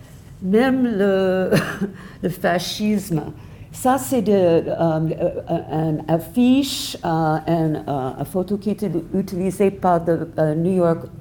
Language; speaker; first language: French; non-native, fluent; English